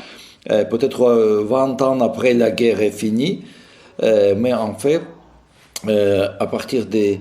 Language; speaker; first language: French; non-native, fluent; Russian